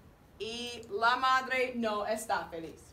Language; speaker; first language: Spanish; non-native, fluent; English